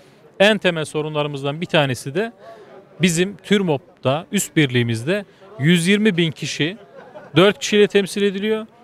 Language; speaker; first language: Turkish; native; Turkish